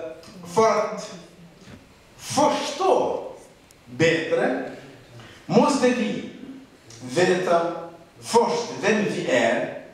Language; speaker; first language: Swedish; non-native, learner; Rundi